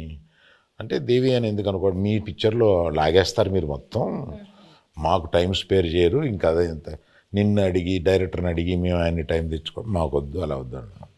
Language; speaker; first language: Telugu; native; Telugu